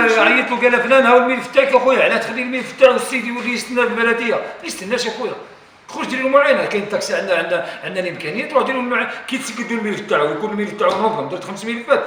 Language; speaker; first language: Arabic; native; Arabic